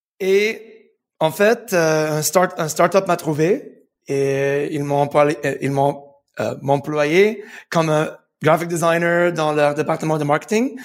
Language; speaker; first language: French; non-native, fluent; English